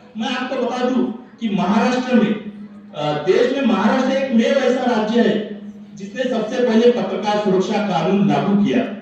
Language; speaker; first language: Hindi; non-native, local second language; Marathi